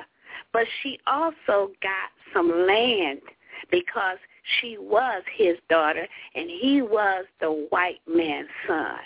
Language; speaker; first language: English; native; English